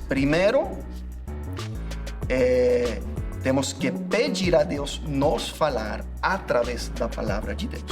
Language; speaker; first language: Portuguese; non-native, fluent; English